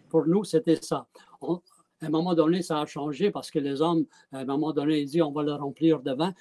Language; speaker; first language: French; early bilingual, other home language; Italian